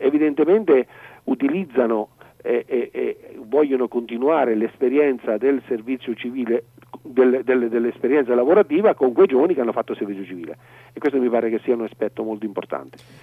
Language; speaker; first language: Italian; native; Italian